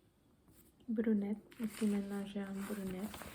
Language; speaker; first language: French; non-native, fluent; Spanish